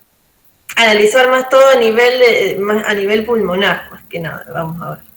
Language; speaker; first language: Spanish; native; Spanish